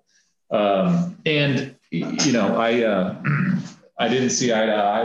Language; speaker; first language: English; native; English